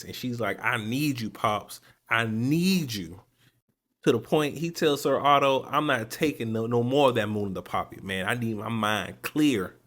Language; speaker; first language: English; native; English